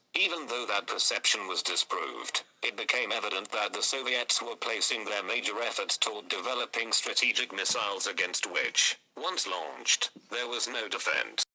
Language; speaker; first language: English; native; English